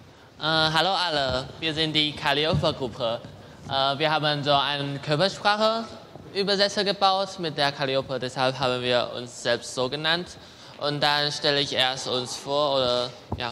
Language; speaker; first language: German; non-native, learner; Chinese